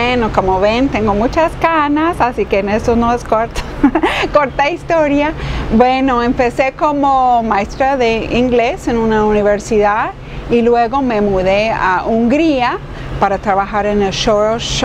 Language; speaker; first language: Spanish; non-native, fluent; English